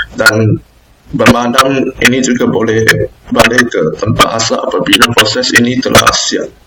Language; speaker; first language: Malay; non-native, local second language; Chinese